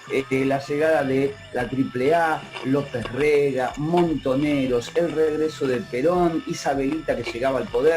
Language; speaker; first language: Spanish; native; Spanish